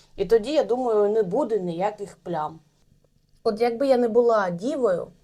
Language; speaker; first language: Ukrainian; native; Ukrainian